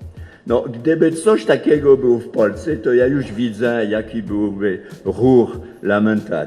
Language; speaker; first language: Polish; non-native, fluent; French